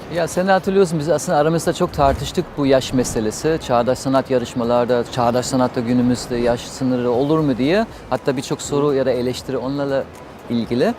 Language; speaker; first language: Turkish; native; Turkish